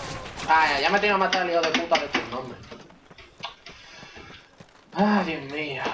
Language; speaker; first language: Spanish; native; Spanish